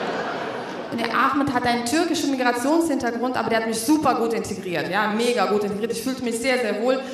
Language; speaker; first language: German; non-native, fluent; Russian